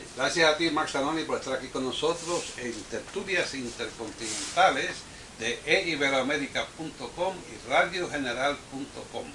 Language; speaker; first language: Spanish; native; Spanish